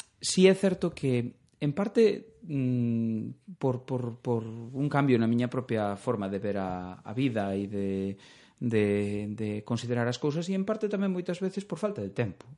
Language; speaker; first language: Galician; native; Galician